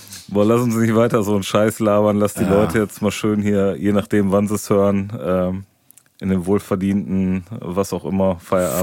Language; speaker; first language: German; native; German